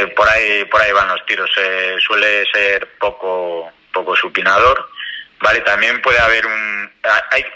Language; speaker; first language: Spanish; native; Spanish